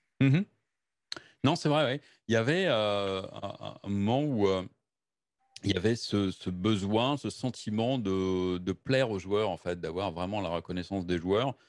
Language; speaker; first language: French; native; French